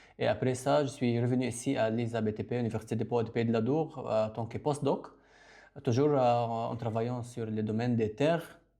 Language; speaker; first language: French; non-native, local second language; Arabic